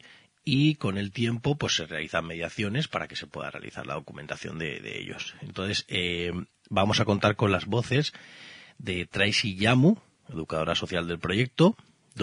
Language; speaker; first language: Spanish; native; Spanish